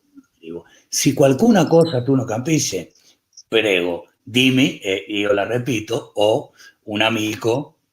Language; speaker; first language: Italian; non-native, learner; Spanish